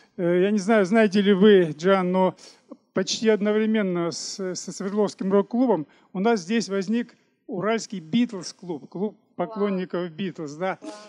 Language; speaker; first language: Russian; native; Russian